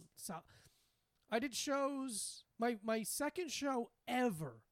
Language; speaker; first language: English; native; English